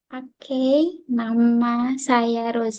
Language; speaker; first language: Indonesian; non-native, learner; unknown